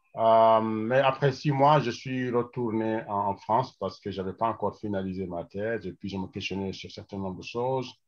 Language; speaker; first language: French; non-native, local second language; Wolof